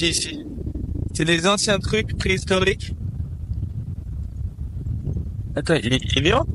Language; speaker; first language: French; native; French